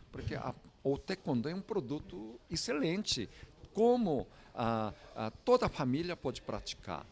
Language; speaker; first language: Portuguese; non-native, fluent; Korean